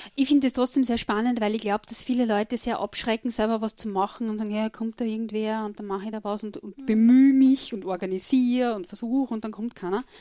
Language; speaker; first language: German; native; German